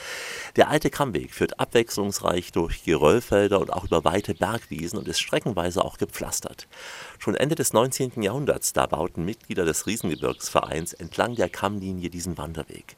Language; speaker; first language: German; native; German